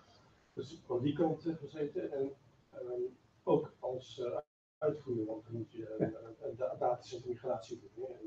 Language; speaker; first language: Dutch; native; Dutch